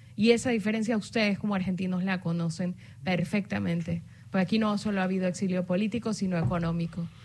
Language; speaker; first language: Spanish; native; Spanish